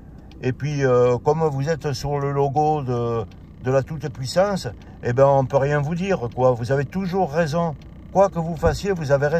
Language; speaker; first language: French; native; French